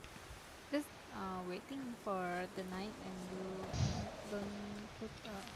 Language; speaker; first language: English; non-native, learner; Indonesian